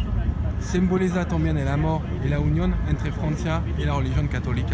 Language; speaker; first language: Spanish; non-native, learner; French